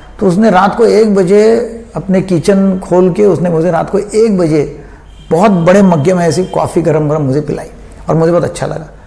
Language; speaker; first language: Hindi; non-native, local second language; Marathi